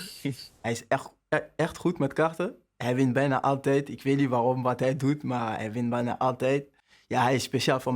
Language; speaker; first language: Dutch; non-native, learner; French